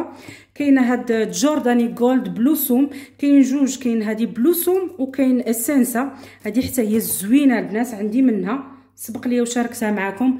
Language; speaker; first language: Arabic; native; Arabic